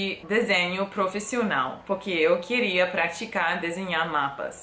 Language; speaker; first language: Portuguese; non-native, fluent; English